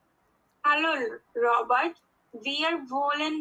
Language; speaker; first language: German; non-native, learner; Bangla